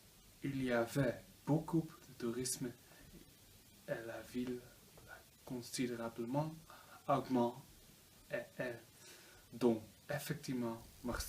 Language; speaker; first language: French; non-native, learner; Dutch